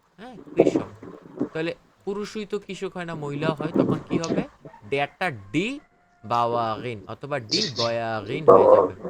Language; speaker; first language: Bangla; native; Bangla